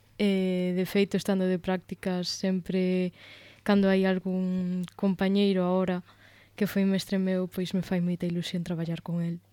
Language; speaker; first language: Galician; native; Galician